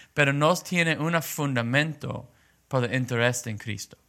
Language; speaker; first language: Spanish; non-native, learner; English